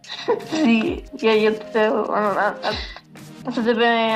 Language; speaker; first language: Spanish; native; Spanish